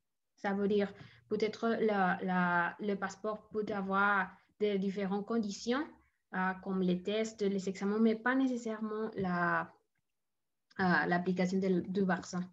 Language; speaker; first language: French; non-native, learner; Spanish